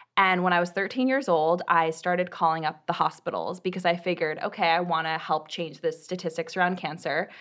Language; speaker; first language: English; native; English